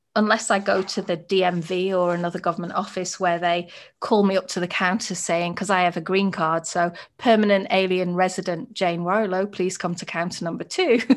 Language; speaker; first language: English; native; English